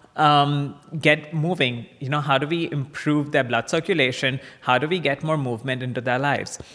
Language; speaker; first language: English; non-native, local second language; Bangla